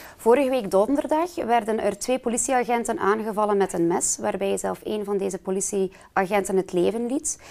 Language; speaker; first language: Dutch; native; Dutch